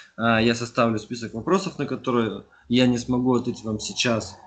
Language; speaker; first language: Russian; native; Russian